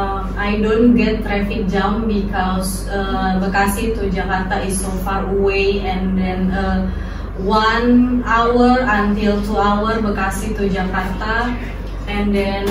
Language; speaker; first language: English; non-native, learner; Indonesian